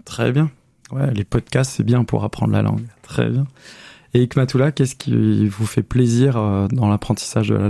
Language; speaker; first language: French; native; French